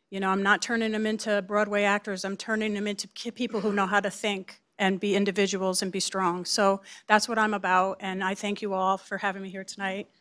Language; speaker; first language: English; native; English